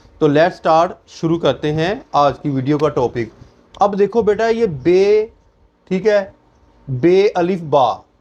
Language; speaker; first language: Urdu; native; Urdu